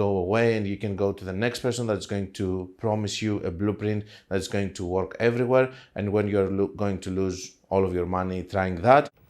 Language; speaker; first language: English; non-native, fluent; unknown